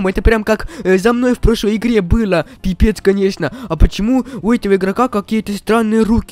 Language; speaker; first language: Russian; native; Russian